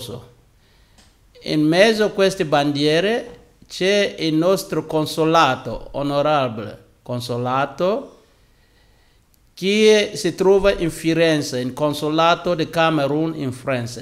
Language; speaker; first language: Italian; non-native, learner; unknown